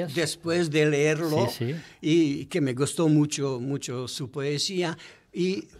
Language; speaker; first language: Spanish; non-native, fluent; Romanian